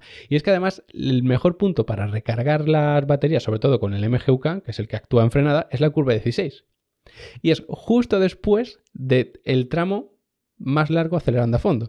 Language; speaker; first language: Spanish; native; Spanish